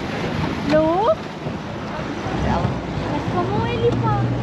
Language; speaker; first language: French; non-native, learner; Portuguese